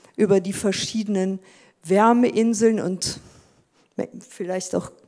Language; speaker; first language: German; native; German